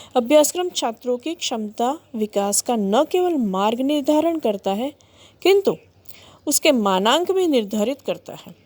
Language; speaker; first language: Hindi; non-native, local second language; Gujarati